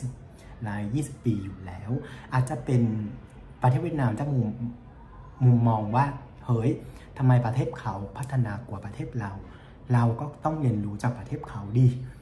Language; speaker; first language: Thai; non-native, fluent; Vietnamese